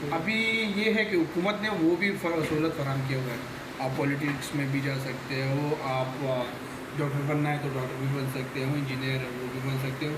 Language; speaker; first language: Urdu; early bilingual, heritage; Hindi